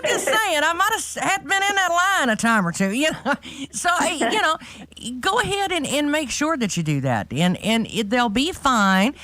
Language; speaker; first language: English; native; English